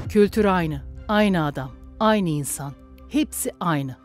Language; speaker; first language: Turkish; native; Turkish